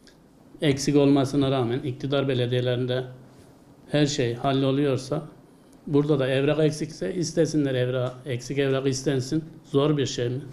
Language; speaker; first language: Turkish; native; Turkish